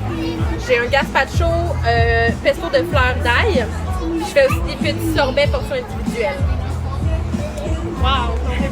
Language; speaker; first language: French; native; French